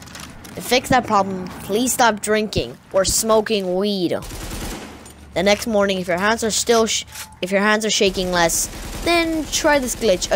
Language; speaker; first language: English; non-native, fluent; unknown